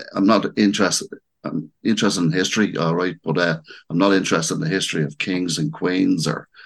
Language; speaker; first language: English; native; English